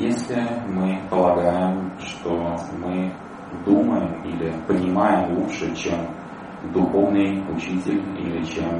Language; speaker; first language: Russian; native; Russian